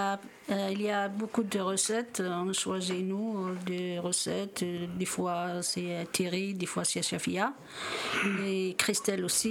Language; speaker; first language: French; non-native, learner; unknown